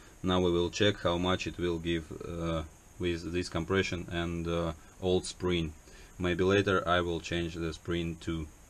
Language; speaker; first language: English; non-native, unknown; Russian